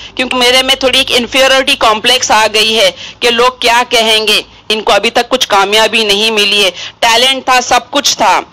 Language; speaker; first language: Hindi; non-native, local second language; Urdu